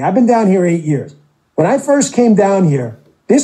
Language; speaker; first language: English; native; English